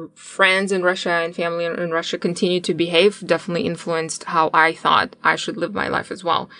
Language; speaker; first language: English; non-native, fluent; Russian